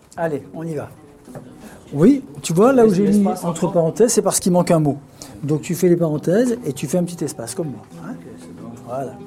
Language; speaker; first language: French; native; French